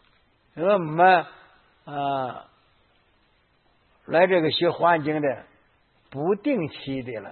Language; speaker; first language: Chinese; native; Chinese